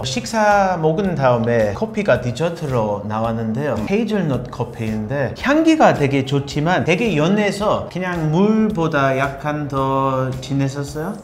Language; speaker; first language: Korean; non-native, fluent; English